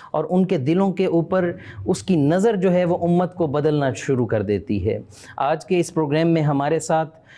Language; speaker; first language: Urdu; native; Urdu